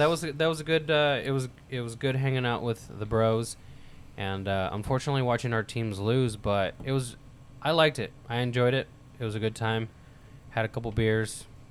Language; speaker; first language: English; early bilingual, other home language; Spanish